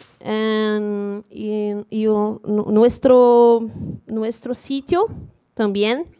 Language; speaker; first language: Spanish; non-native, learner; Portuguese